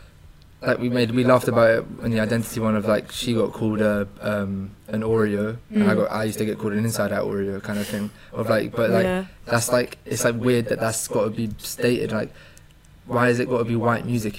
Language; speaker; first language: English; native; English